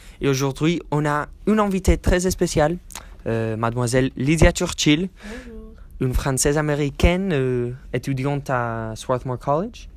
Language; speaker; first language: French; non-native, learner; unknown